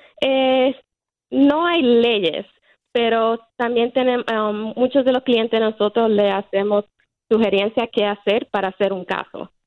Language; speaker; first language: Spanish; early bilingual, heritage; Spanish